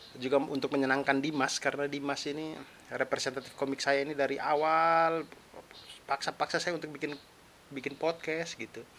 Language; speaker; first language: Indonesian; non-native, local second language; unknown